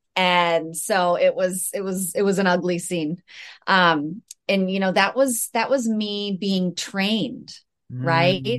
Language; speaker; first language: English; native; English